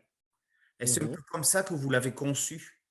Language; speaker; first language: French; native; French